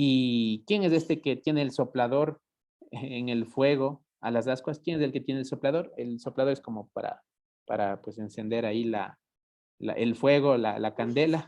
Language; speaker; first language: Spanish; native; Spanish